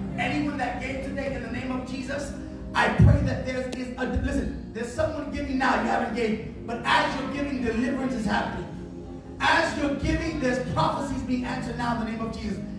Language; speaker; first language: English; early bilingual, other home language; Spanish